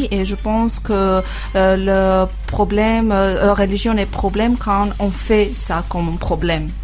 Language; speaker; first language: French; non-native, learner; Armenian